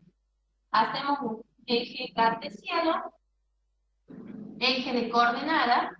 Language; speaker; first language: Spanish; native; Spanish